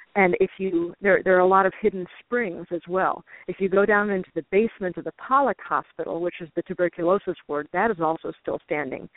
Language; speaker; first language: English; native; English